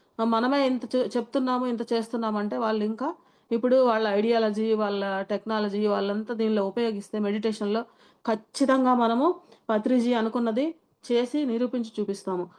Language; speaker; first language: Telugu; native; Telugu